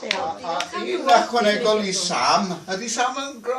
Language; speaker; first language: Welsh; non-native, fluent; English